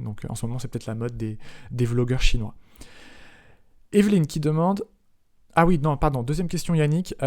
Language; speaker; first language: French; native; French